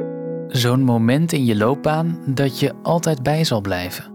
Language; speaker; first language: Dutch; native; Dutch